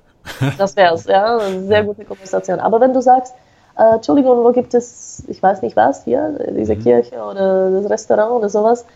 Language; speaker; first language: German; non-native, fluent; Slovak